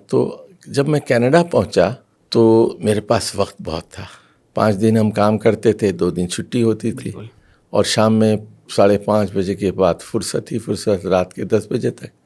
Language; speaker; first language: Urdu; native; Urdu